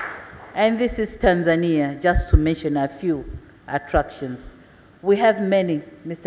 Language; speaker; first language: English; non-native, local second language; Swahili